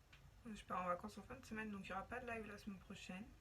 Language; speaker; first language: French; native; French